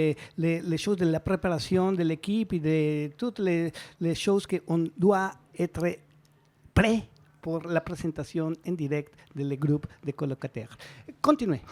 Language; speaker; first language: French; non-native, learner; Spanish